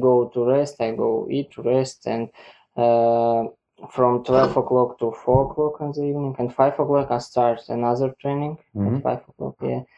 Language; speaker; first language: English; non-native, learner; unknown